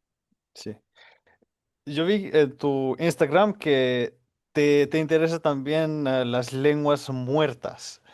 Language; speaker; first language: Spanish; non-native, fluent; Finnish